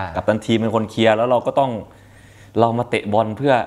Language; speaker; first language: Thai; native; Thai